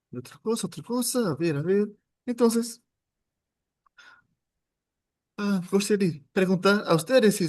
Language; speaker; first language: Spanish; non-native, fluent; Portuguese